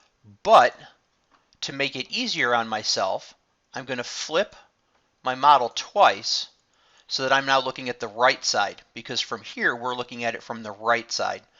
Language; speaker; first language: English; native; English